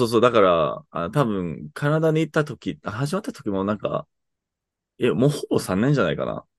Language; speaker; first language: Japanese; non-native, fluent; English